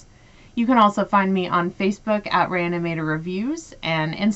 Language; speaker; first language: English; native; English